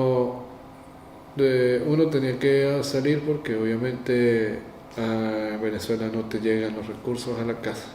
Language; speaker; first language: Spanish; native; Spanish